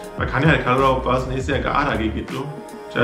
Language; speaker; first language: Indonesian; non-native, fluent; German